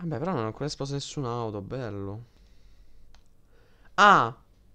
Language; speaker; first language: Italian; native; Italian